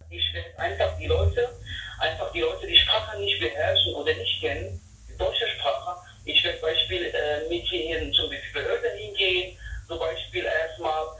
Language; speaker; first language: German; non-native, learner; Arabic